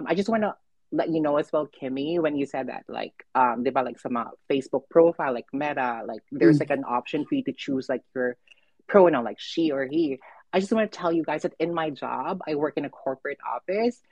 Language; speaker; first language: English; non-native, local second language; Filipino